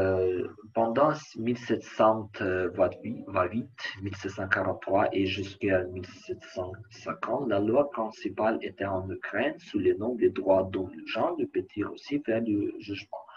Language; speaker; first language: French; non-native, learner; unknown